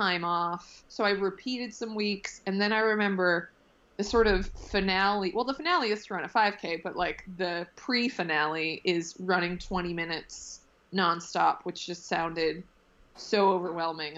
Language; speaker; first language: English; native; English